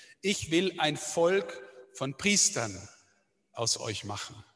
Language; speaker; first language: German; native; German